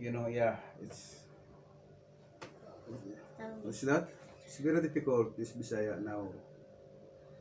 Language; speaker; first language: English; non-native, local second language; Cebuano